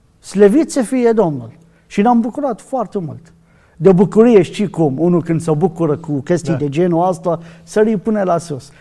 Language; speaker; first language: Romanian; non-native, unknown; Arabic